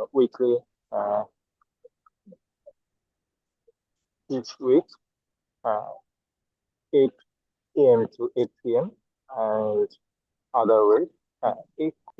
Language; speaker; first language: English; non-native, learner; Bangla